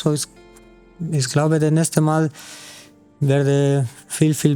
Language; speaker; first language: German; non-native, learner; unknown